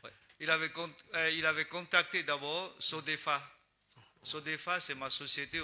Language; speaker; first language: French; non-native, learner; Chinese